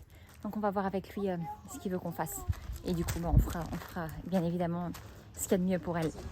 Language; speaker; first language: French; native; French